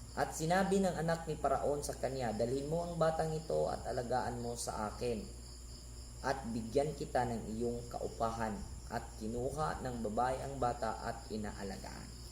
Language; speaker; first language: Filipino; non-native, local second language; Cebuano